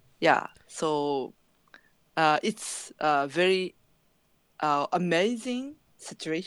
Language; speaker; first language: English; non-native, learner; Japanese